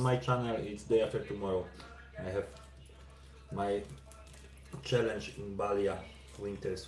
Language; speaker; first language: English; non-native, learner; Polish